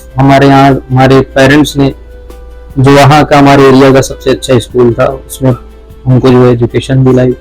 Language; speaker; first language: Hindi; native; Hindi